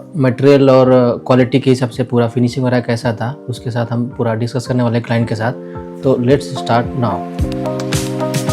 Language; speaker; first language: Hindi; non-native, local second language; Marathi